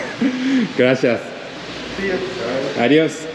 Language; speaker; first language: Spanish; non-native, learner; Korean